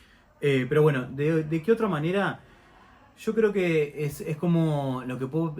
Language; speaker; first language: Spanish; native; Spanish